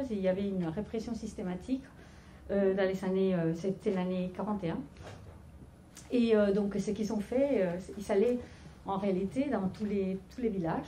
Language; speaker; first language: French; non-native, fluent; Spanish